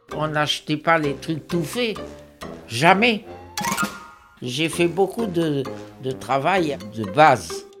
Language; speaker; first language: French; native; French